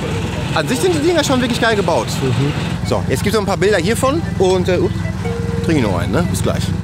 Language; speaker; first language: German; native; German